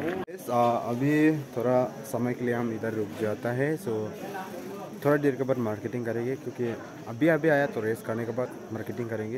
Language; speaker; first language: Hindi; non-native, local second language; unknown